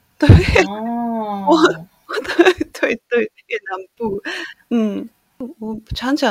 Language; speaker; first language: Chinese; non-native, learner; Japanese